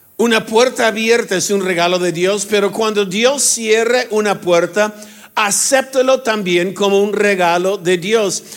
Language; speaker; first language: Spanish; non-native, fluent; English